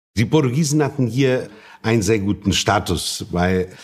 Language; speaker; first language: German; non-native, fluent; Portuguese